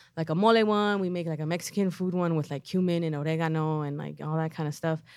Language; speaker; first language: English; native; English